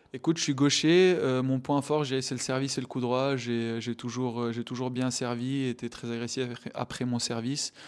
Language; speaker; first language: French; non-native, local second language; Arabic